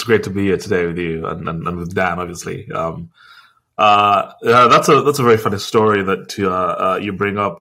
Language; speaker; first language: English; non-native, local second language; Ganda